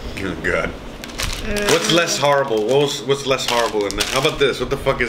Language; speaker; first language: English; native; English